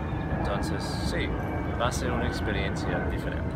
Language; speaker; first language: Spanish; non-native, fluent; English